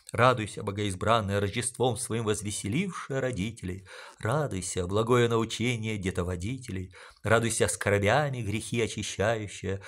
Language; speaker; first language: Russian; non-native, local second language; Ukrainian